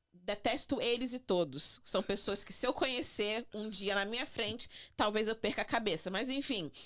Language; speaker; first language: Portuguese; native; Portuguese